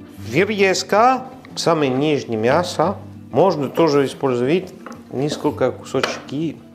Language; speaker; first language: Russian; non-native, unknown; French